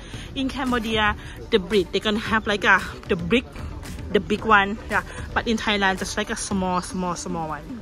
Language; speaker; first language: English; non-native, learner; Thai